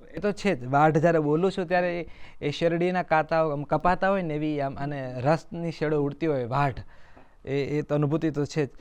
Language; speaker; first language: Gujarati; native; Gujarati